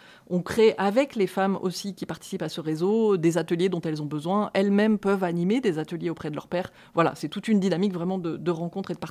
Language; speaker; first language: French; native; French